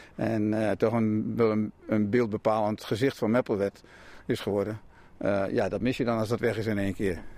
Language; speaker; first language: Dutch; native; Dutch